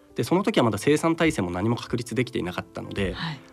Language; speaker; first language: Japanese; native; Japanese